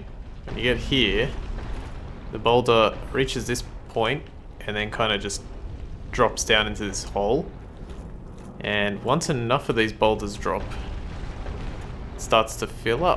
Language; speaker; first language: English; native; English